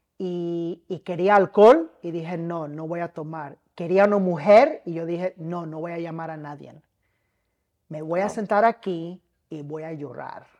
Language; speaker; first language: Spanish; early bilingual, heritage; Spanish